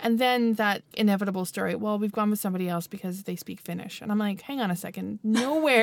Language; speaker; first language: English; native; English